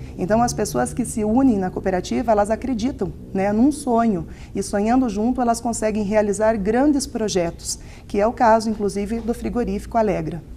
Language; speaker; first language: Portuguese; native; Portuguese